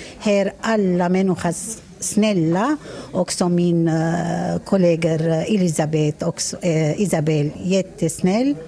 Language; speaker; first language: Swedish; non-native, learner; Arabic